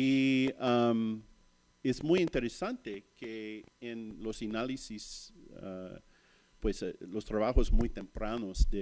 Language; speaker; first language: Spanish; non-native, fluent; English